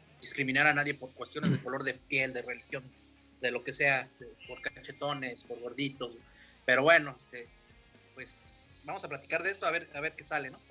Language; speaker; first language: Spanish; native; Spanish